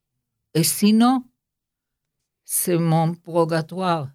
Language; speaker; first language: French; non-native, learner; Hebrew